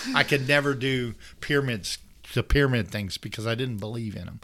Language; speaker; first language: English; native; English